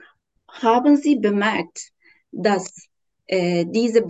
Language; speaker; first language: German; non-native, learner; Turkish